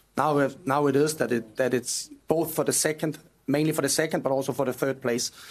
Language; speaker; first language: English; non-native, fluent; Danish